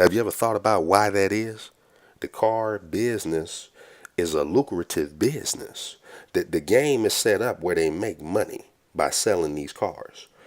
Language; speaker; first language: English; native; English